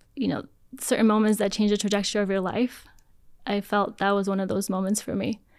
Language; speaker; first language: English; early bilingual, other home language; Polish